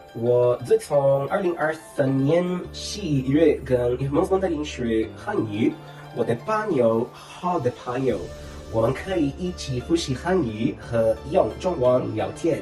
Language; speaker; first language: Chinese; non-native, learner; Portuguese